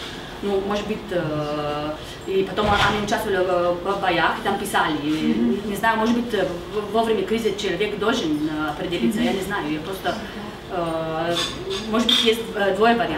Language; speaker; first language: Russian; non-native, fluent; Slovenian